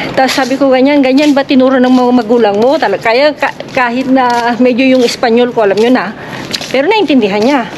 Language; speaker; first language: Filipino; native; Filipino